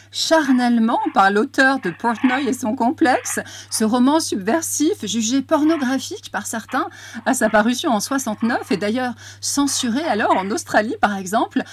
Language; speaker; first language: French; native; French